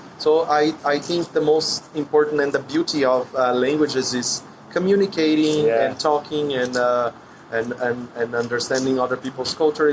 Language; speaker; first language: English; non-native, fluent; Portuguese